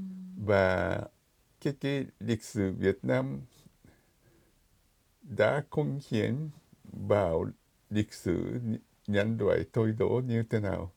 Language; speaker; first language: Vietnamese; non-native, fluent; Japanese